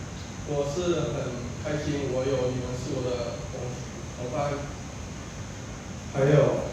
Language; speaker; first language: Chinese; non-native, learner; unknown